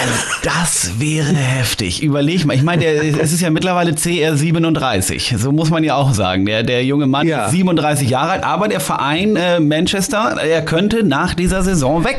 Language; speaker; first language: German; native; German